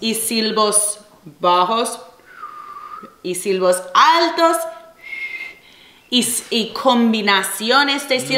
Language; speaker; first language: Spanish; non-native, fluent; English